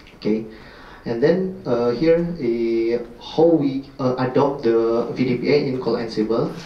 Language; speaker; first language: English; non-native, learner; Indonesian